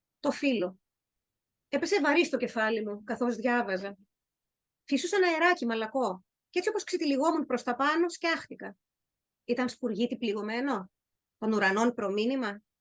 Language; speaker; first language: Greek; native; Greek